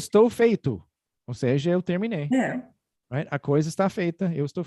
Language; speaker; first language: Portuguese; non-native, fluent; English